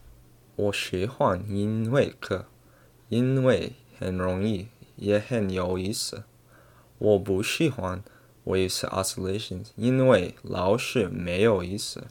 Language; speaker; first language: Chinese; non-native, learner; English